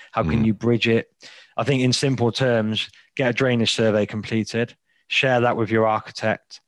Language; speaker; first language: English; native; English